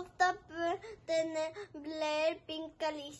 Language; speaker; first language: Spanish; early bilingual, other home language; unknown